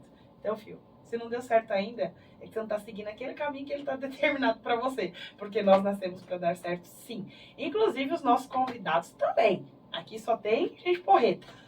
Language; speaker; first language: Portuguese; native; Portuguese